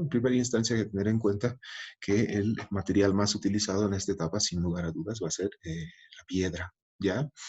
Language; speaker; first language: Spanish; native; Spanish